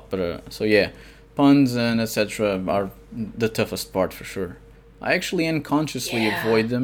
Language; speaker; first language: English; non-native, fluent; Portuguese